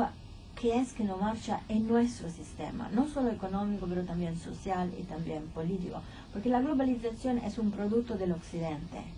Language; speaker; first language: Spanish; non-native, fluent; Italian